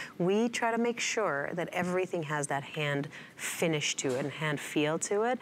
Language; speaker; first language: English; non-native, fluent; Hebrew